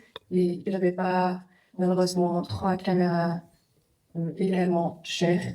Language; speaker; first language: French; non-native, fluent; Vietnamese